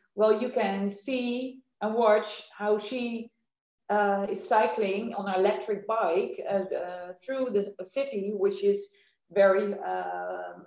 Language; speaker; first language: English; non-native, fluent; Dutch